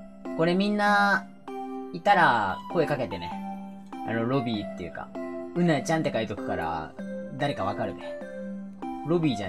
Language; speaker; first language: Japanese; native; Japanese